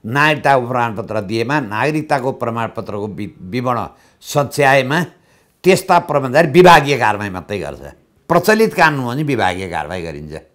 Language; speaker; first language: Nepali; native; Nepali